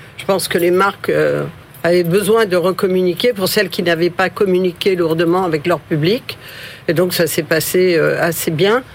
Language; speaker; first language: French; early bilingual, other home language; Spanish